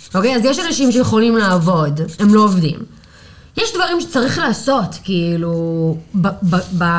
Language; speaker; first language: Hebrew; non-native, fluent; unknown